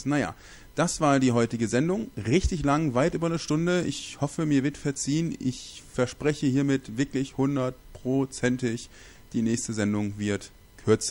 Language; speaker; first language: German; native; German